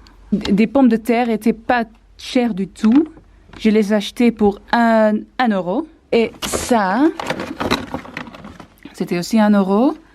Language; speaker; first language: French; non-native, learner; Dutch